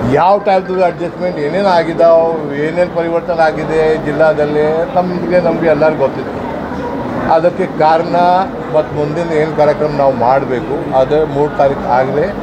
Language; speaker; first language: Kannada; non-native, local second language; Urdu